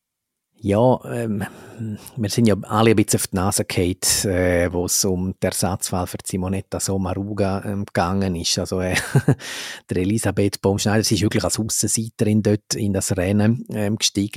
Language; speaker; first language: German; native; German